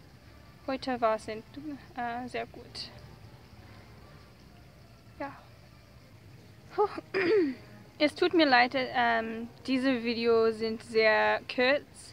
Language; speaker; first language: German; non-native, learner; English